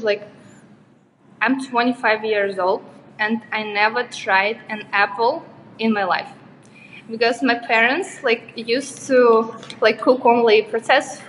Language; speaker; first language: English; non-native, fluent; Russian